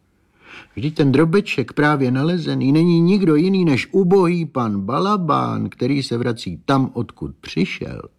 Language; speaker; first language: Czech; native; Czech